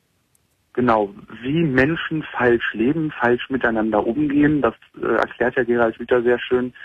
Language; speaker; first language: German; native; German